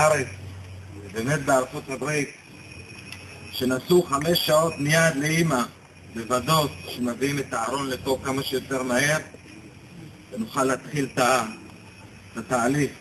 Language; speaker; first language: Hebrew; early bilingual, other home language; Romanian